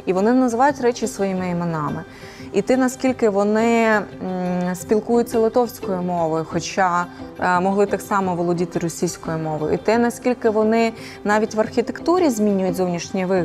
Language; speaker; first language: Ukrainian; native; Ukrainian